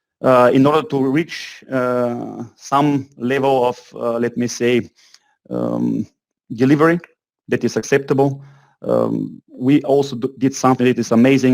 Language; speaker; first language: English; non-native, fluent; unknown